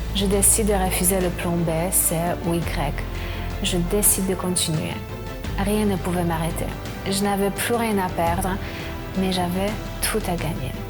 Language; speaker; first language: French; non-native, fluent; Polish